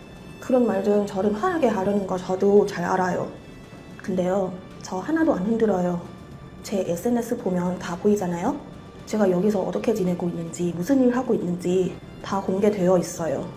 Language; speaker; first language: Korean; non-native, fluent; Thai